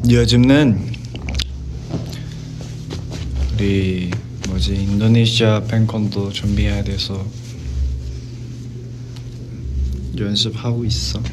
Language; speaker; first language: Korean; non-native, fluent; Chinese